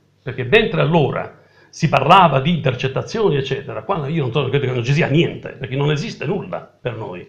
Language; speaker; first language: Italian; native; Italian